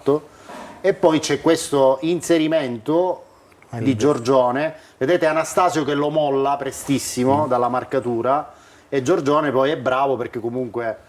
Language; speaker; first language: Italian; native; Italian